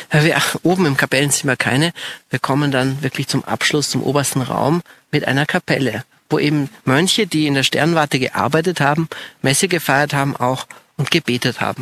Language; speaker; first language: German; native; German